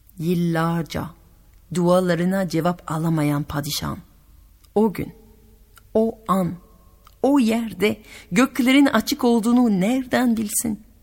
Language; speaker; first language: Turkish; non-native, fluent; French